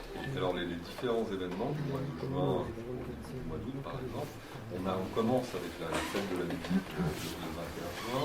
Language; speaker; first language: French; native; French